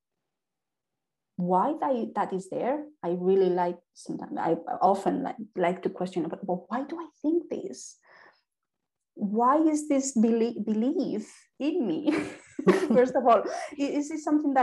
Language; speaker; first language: English; non-native, fluent; Spanish